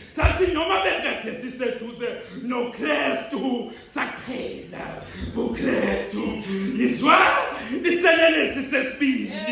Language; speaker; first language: Zulu; non-native, local second language; Xhosa